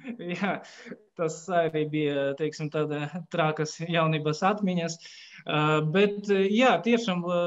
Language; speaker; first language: Latvian; non-native, local second language; Russian